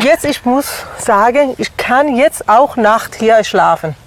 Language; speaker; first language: German; non-native, learner; Persian